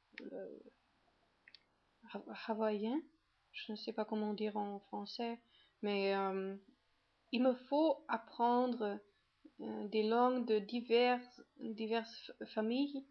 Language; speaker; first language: French; non-native, fluent; German